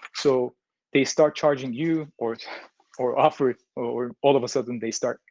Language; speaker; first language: English; non-native, fluent; Turkish